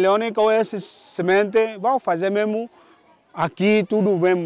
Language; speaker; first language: Portuguese; non-native, learner; Vietnamese